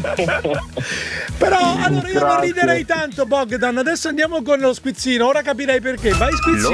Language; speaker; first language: Italian; native; Italian